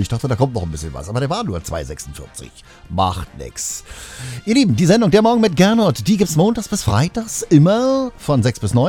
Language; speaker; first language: German; native; German